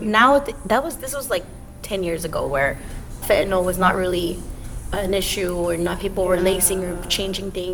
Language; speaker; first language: English; early bilingual, other home language; Spanish